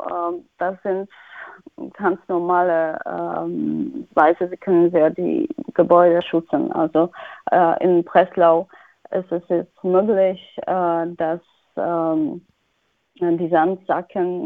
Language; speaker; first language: German; non-native, fluent; Polish